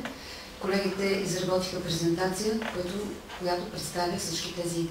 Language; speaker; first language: Bulgarian; native; Bulgarian